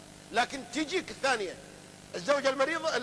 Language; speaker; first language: Arabic; native; Arabic